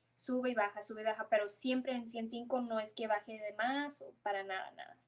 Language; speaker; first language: Spanish; early bilingual, heritage; Spanish